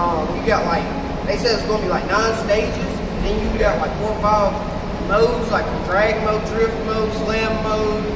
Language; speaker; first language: English; native; English